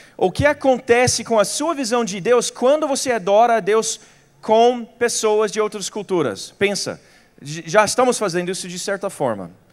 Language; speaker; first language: Portuguese; non-native, fluent; English